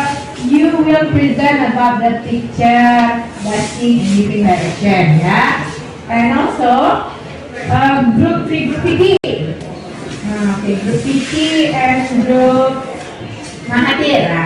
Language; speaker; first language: English; non-native, learner; Indonesian